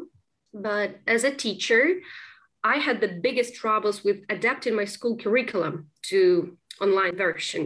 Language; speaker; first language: English; non-native, fluent; Ukrainian